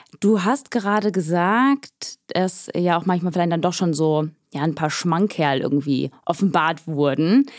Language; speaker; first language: German; native; German